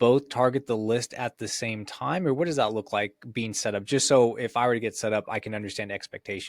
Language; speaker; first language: English; native; English